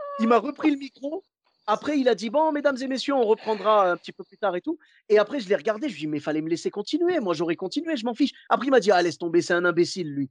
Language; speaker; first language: French; early bilingual, other home language; Arabic